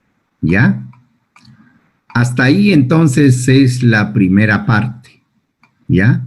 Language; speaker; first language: Spanish; native; Spanish